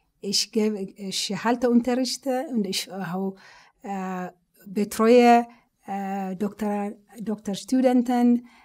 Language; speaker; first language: German; non-native, learner; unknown